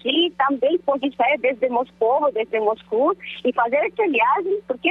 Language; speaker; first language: Portuguese; non-native, fluent; Russian